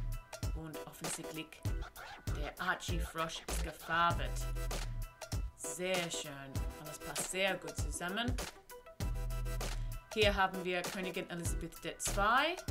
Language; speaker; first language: German; non-native, learner; English